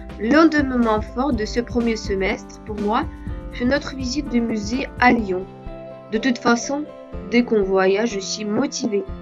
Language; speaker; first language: French; non-native, fluent; Russian